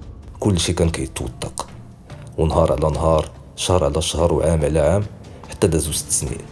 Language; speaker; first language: Arabic; native; Arabic